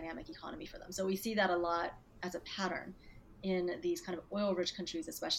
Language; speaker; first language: English; native; English